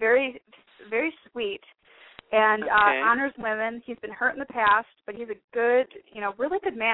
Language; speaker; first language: English; native; English